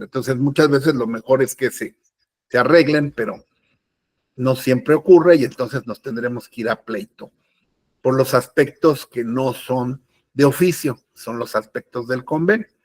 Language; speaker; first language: Spanish; native; Spanish